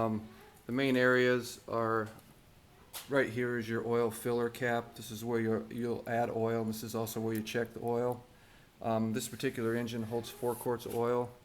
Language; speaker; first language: English; native; English